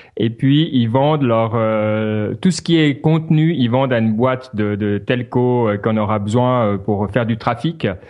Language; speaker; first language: French; native; French